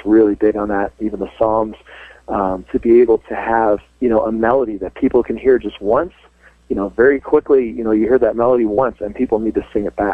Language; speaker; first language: English; native; English